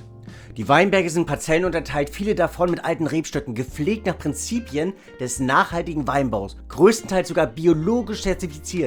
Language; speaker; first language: German; native; German